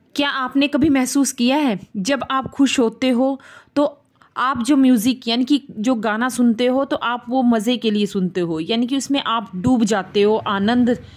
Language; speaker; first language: Hindi; non-native, local second language; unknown